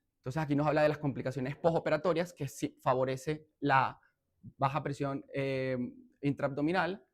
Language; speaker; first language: Spanish; native; Spanish